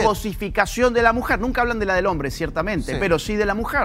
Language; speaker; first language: Spanish; native; Spanish